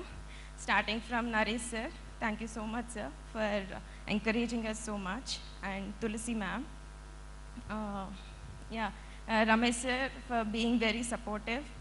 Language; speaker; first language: Telugu; non-native, learner; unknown